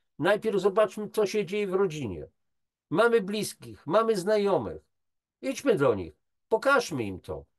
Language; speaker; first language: Polish; native; Polish